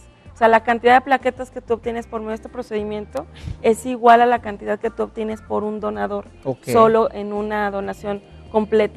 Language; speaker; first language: Spanish; native; Spanish